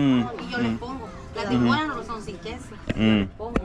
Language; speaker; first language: Spanish; native; Spanish